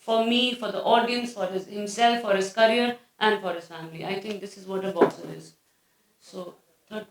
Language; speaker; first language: Hindi; native; Hindi